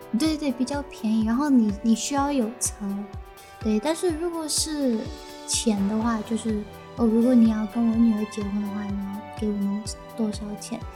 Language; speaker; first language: Chinese; early bilingual, heritage; Chinese